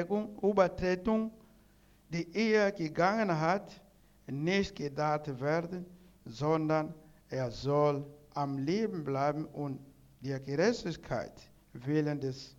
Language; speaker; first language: German; non-native, learner; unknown